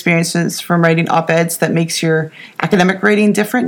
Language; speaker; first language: English; native; English